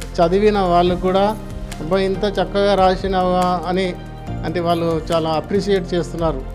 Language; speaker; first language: Telugu; non-native, local second language; Gondi